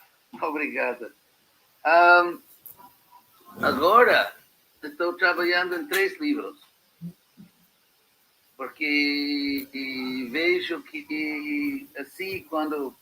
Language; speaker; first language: Portuguese; non-native, fluent; English